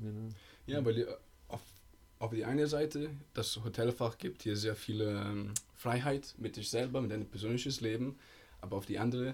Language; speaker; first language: German; non-native, fluent; Italian